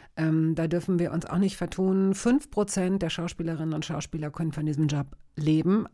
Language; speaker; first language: German; native; German